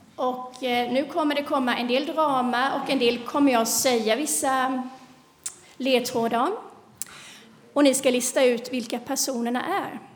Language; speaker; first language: Swedish; native; Swedish